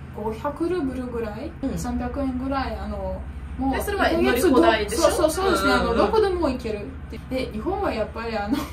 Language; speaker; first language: Japanese; non-native, fluent; Russian